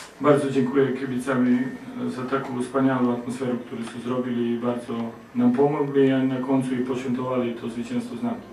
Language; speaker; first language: Polish; non-native, learner; Croatian